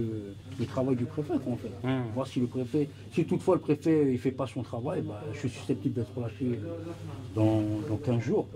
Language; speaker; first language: French; early bilingual, other home language; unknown